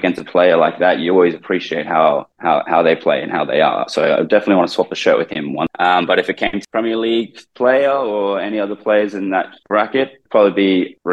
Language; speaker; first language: English; native; English